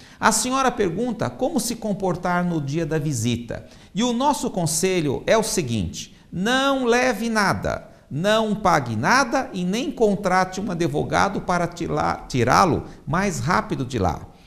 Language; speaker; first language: Portuguese; native; Portuguese